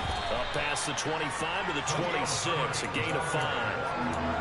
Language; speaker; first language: English; native; English